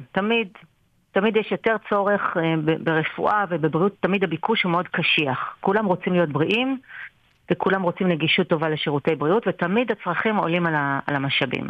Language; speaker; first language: Hebrew; native; Hebrew